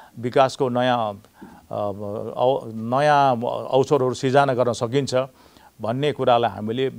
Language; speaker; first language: Nepali; native; Nepali